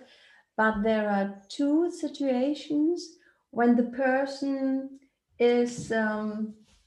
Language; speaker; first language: English; non-native, learner; German